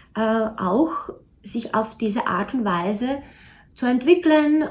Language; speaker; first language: German; non-native, learner; Czech